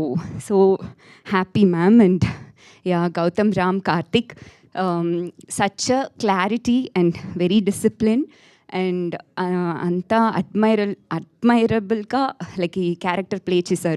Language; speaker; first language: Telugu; non-native, local second language; Tamil